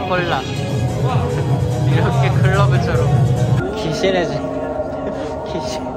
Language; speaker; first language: Korean; non-native, learner; Japanese